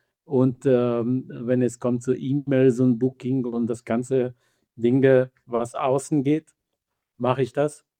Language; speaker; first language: German; non-native, fluent; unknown